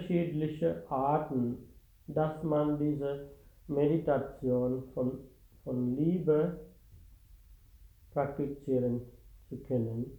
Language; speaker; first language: German; non-native, fluent; Sinhala